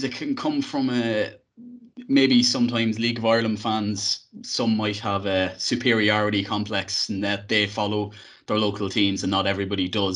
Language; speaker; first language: English; native; English